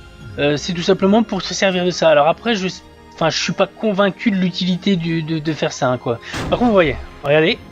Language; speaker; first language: French; native; French